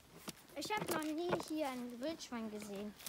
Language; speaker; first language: German; early bilingual, other home language; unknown